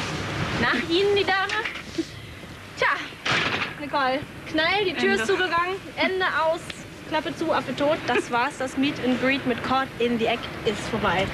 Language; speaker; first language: German; native; German